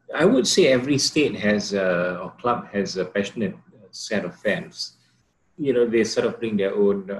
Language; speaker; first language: English; non-native, local second language; Malay